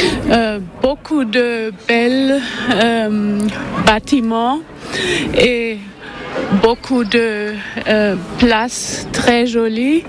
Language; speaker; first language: French; non-native, learner; German